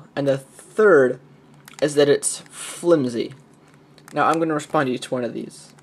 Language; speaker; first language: English; native; English